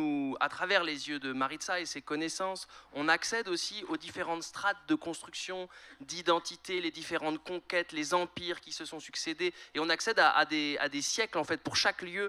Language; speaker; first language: French; native; French